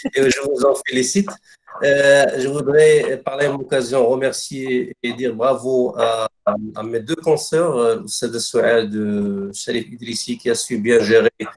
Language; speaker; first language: French; non-native, local second language; Arabic